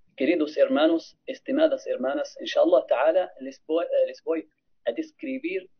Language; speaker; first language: Spanish; non-native, fluent; Arabic